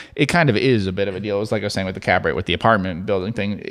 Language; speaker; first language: English; native; English